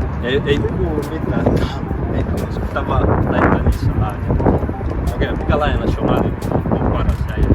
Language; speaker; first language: Finnish; non-native, learner; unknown